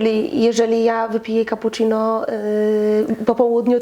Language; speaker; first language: Polish; native; Polish